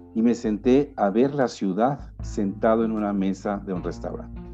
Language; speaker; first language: Spanish; native; Spanish